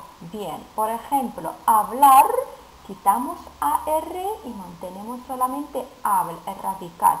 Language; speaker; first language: Spanish; non-native, fluent; Arabic